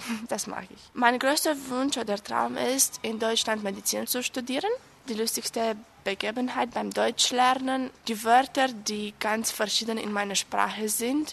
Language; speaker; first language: German; non-native, fluent; Romanian